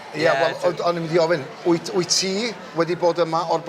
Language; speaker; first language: Welsh; native; Welsh